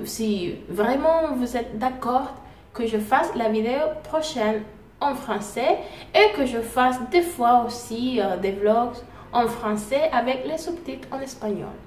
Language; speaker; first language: French; non-native, fluent; Spanish